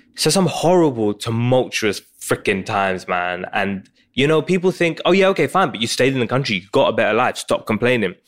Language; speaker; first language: English; native; English